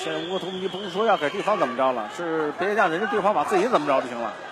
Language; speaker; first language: Chinese; native; Chinese